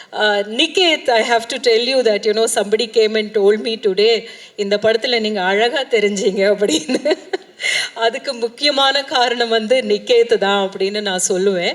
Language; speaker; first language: Tamil; native; Tamil